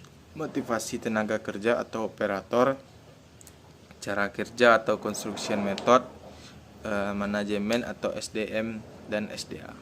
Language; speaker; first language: Indonesian; native; Indonesian